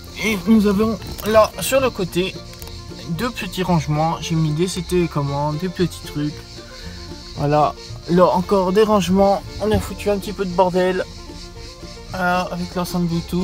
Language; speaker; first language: French; native; French